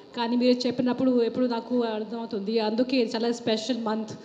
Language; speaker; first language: Telugu; non-native, local second language; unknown